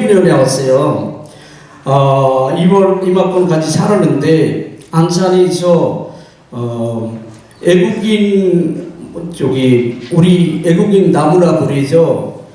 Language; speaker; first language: Korean; non-native, fluent; Bangla